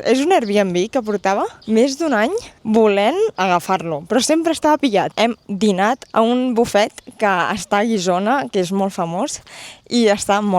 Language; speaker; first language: Catalan; native; Catalan